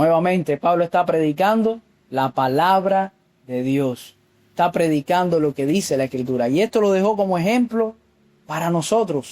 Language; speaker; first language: Spanish; native; Spanish